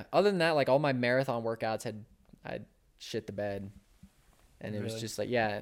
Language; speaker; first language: English; early bilingual, other home language; Spanish